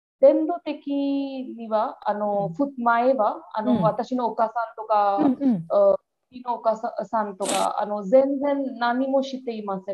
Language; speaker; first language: Japanese; non-native, learner; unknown